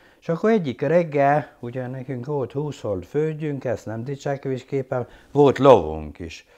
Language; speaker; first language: Hungarian; non-native, local second language; German